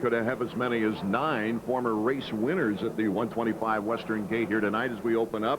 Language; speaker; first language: English; native; English